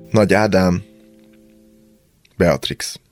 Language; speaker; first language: Hungarian; native; Hungarian